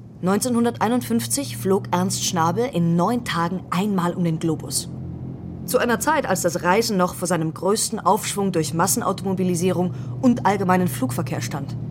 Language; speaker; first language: German; native; German